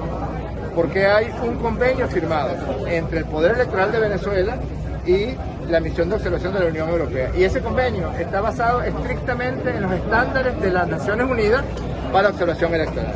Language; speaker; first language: Spanish; native; Spanish